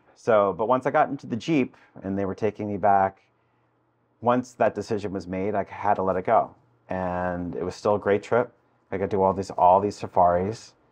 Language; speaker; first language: English; native; English